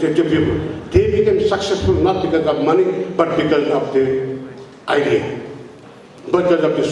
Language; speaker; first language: English; non-native, local second language; Nepali